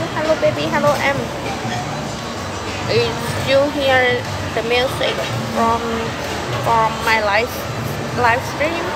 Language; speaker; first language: English; non-native, learner; Thai